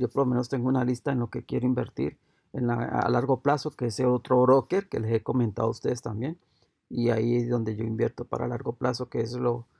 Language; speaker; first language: Spanish; native; Spanish